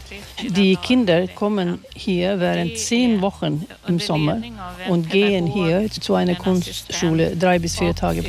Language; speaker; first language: German; non-native, fluent; Swedish